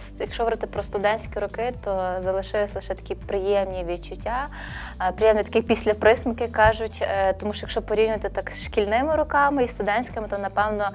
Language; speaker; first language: Ukrainian; native; Ukrainian